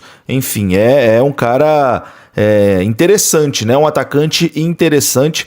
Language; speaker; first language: Portuguese; native; Portuguese